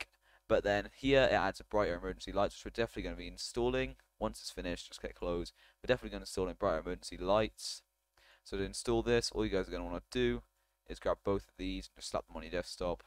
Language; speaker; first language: English; native; English